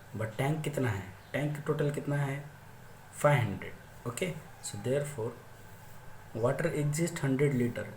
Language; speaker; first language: Hindi; non-native, local second language; Marathi